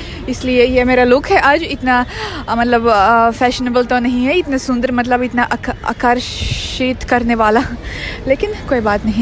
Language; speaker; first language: Hindi; non-native, fluent; Russian